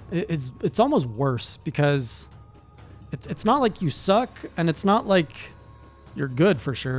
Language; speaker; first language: English; native; English